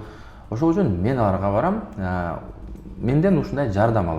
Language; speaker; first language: Kyrgyz; non-native, local second language; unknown